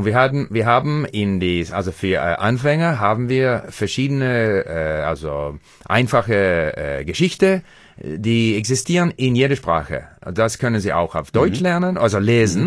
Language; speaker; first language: German; non-native, learner; English